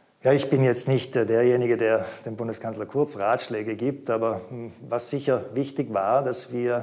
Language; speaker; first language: German; native; German